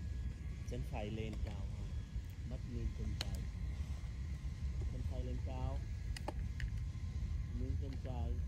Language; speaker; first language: Vietnamese; non-native, learner; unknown